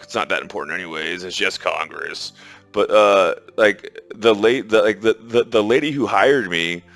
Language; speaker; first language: English; native; English